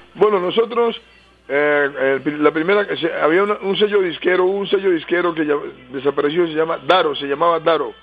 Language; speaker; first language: Spanish; native; Spanish